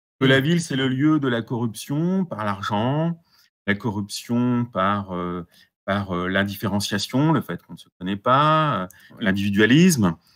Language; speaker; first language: French; native; French